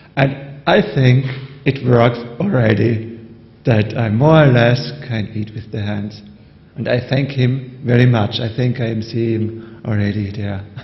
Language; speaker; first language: English; non-native, learner; German